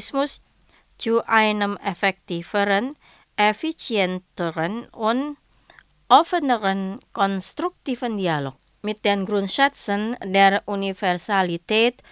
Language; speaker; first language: German; non-native, fluent; Indonesian